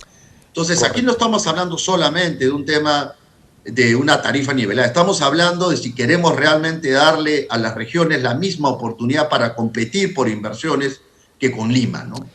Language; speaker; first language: Spanish; native; Spanish